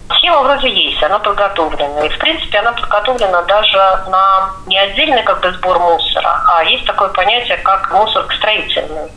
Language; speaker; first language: Russian; native; Russian